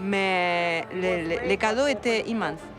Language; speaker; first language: French; non-native, fluent; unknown